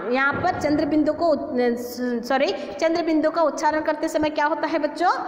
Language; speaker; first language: Hindi; non-native, local second language; Kannada